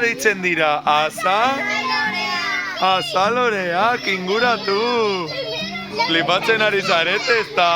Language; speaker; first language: Basque; native; Basque